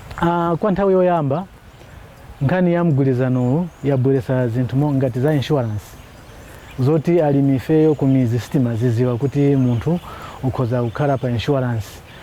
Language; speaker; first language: Nyanja; non-native, local second language; Tumbuka